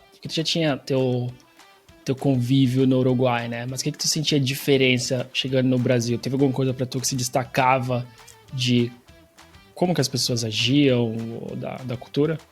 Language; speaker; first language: Portuguese; native; Portuguese